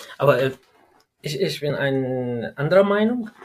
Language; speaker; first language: German; non-native, learner; Arabic